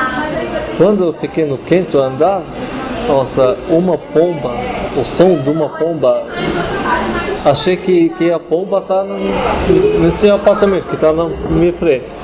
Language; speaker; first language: Portuguese; non-native, fluent; Arabic